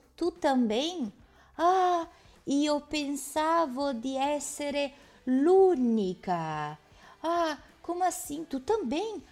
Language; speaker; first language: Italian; native; Italian